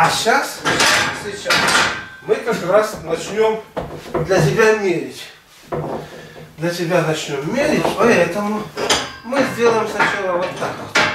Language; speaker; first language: Russian; native; Russian